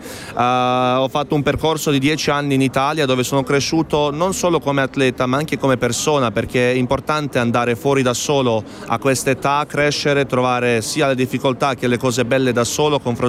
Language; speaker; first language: Italian; non-native, fluent; Bosnian